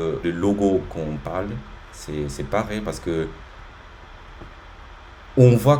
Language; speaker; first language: French; native; French